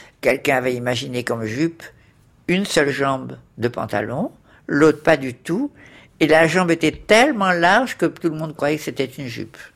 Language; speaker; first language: French; native; French